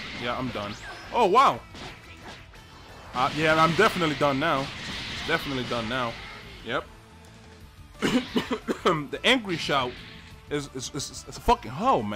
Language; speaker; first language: English; native; English